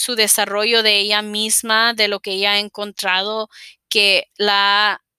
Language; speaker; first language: Spanish; early bilingual, heritage; Spanish